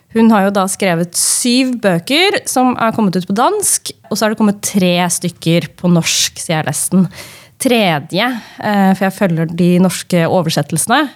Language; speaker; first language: Norwegian; native; Norwegian